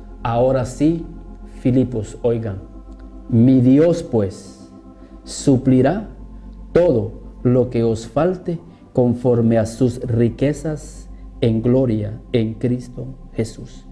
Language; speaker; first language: Spanish; native; Spanish